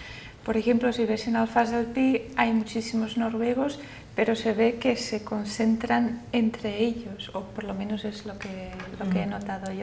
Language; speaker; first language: Spanish; non-native, fluent; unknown